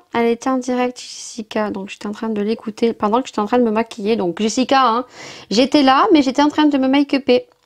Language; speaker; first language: French; native; French